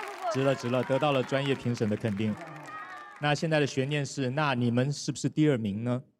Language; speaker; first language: Chinese; native; Chinese